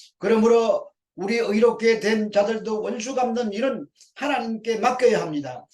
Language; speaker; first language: Korean; native; Korean